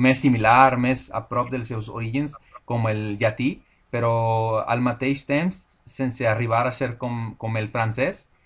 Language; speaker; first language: Catalan; non-native, learner; Spanish